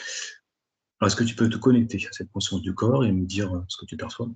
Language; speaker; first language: French; native; French